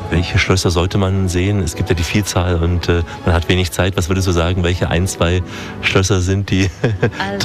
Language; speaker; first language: German; native; German